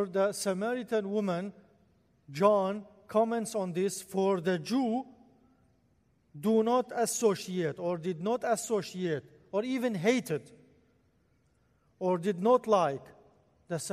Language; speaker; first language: English; non-native, fluent; Arabic